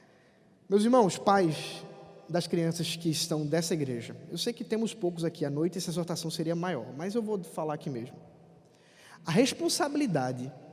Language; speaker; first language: Portuguese; native; Portuguese